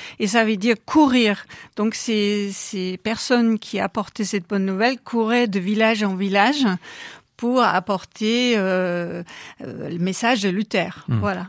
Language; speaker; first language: French; non-native, fluent; German